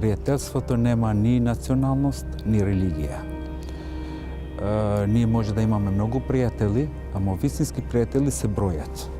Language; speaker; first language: Macedonian; non-native, local second language; Albanian